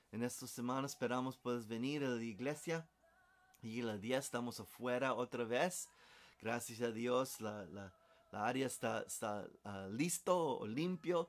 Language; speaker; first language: Spanish; non-native, learner; English